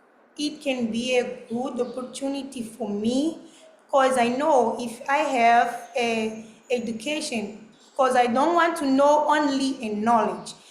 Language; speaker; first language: English; non-native, learner; Portuguese